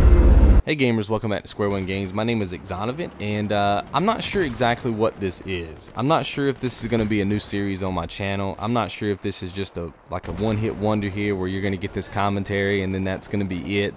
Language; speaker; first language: English; native; English